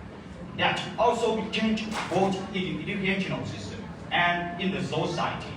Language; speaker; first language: English; non-native, learner; Thai